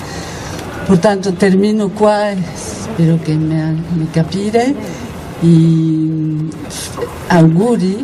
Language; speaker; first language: Italian; non-native, learner; Spanish